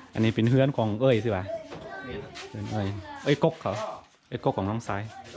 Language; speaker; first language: Thai; non-native, local second language; Akha